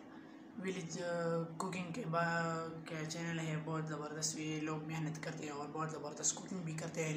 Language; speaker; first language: Hindi; non-native, local second language; Pashto